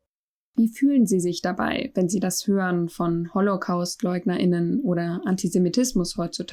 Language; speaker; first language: German; native; German